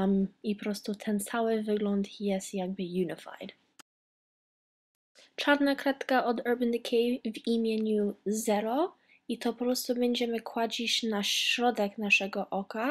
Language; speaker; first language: Polish; early bilingual, heritage; Polish